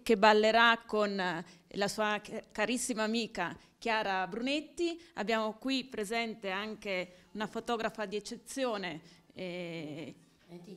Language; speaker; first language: Italian; native; Italian